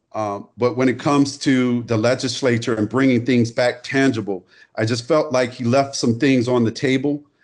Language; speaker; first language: English; native; English